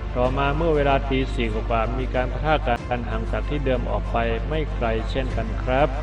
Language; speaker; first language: Thai; non-native, fluent; Burmese